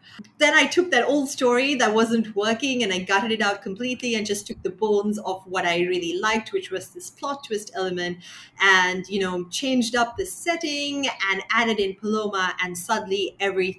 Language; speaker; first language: English; non-native, local second language; Sinhala